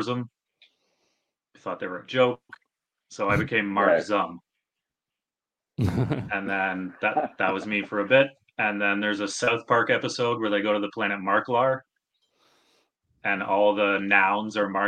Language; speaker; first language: English; native; English